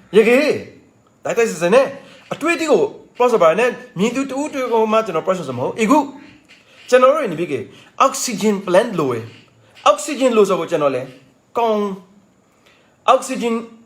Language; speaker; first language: Burmese; native; Burmese